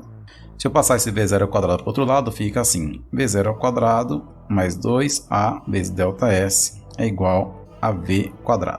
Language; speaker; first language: Portuguese; native; Portuguese